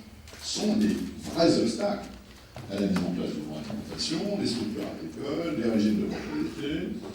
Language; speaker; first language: French; native; French